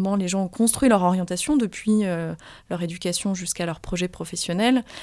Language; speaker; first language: French; native; French